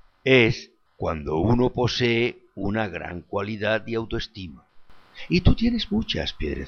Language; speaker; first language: Spanish; native; Spanish